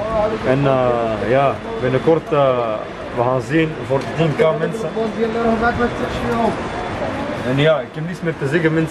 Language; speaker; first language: Dutch; non-native, local second language; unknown